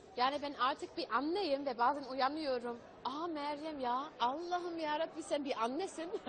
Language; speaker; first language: Turkish; early bilingual, heritage; German